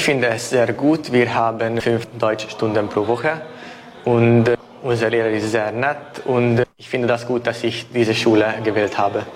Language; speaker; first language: German; non-native, local second language; Hungarian